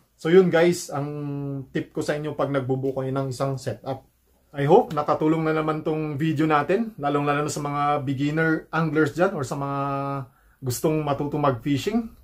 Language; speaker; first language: Filipino; native; Filipino